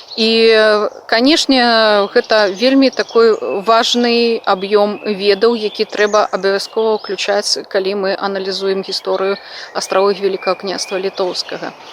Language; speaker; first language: Belarusian; non-native, local second language; Russian